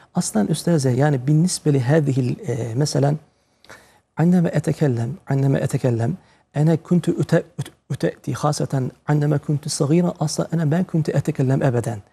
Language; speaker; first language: Arabic; non-native, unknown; Turkish